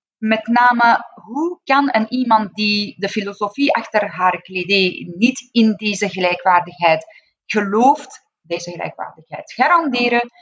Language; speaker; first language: Dutch; non-native, fluent; Persian